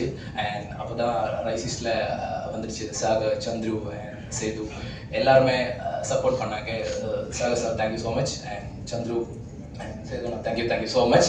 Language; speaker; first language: Tamil; non-native, fluent; Malayalam